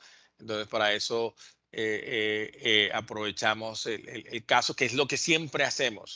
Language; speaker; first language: Spanish; native; Spanish